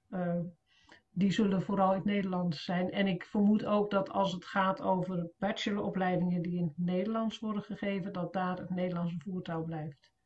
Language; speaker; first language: Dutch; native; Dutch